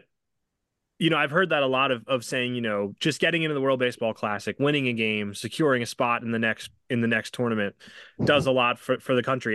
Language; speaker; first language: English; native; English